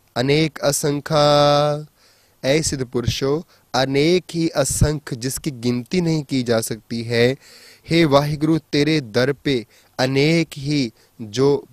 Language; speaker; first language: Hindi; non-native, local second language; Punjabi